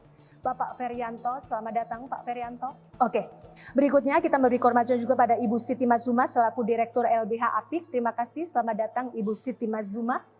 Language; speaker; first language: Indonesian; native; Indonesian